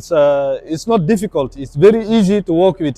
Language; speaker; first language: English; non-native, learner; French